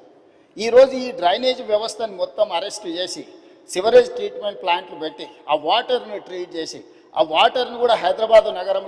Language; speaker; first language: Telugu; native; Telugu